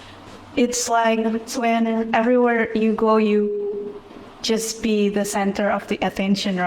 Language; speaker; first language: English; non-native, fluent; Indonesian